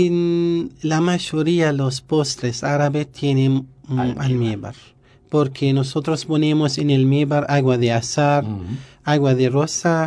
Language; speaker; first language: Spanish; non-native, learner; Arabic